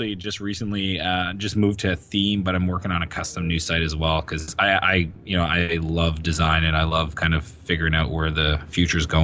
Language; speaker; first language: English; native; English